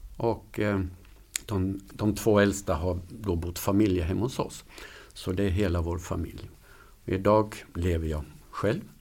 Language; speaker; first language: Swedish; native; Swedish